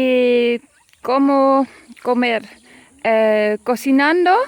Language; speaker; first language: Spanish; non-native, learner; Dutch